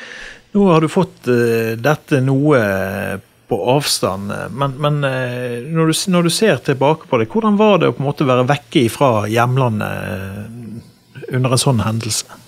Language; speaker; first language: Norwegian; native; Norwegian